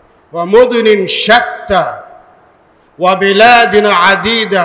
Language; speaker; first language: Arabic; non-native, fluent; Urdu